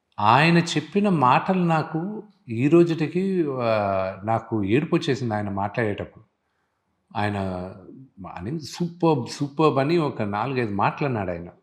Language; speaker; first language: Telugu; native; Telugu